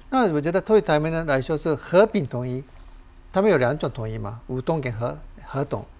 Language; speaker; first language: Chinese; non-native, fluent; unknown